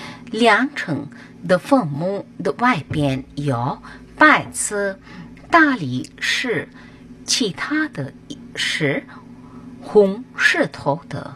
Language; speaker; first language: Chinese; non-native, fluent; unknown